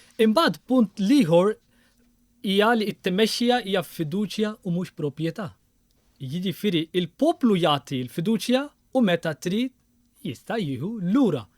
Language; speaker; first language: Maltese; non-native, fluent; Urdu